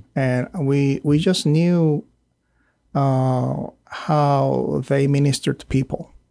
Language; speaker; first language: English; non-native, fluent; Korean